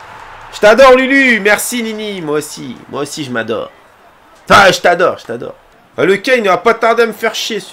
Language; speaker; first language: French; native; French